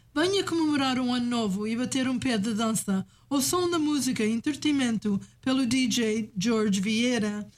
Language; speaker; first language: Portuguese; native; Portuguese